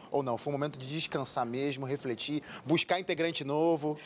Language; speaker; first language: Portuguese; native; Portuguese